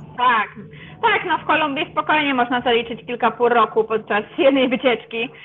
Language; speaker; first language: Polish; native; Polish